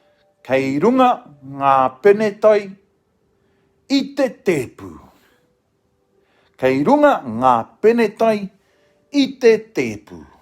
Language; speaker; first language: Māori; non-native, local second language; English